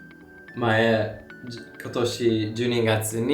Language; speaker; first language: Japanese; non-native, learner; English